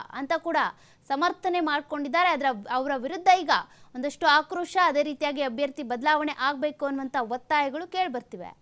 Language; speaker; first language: Kannada; native; Kannada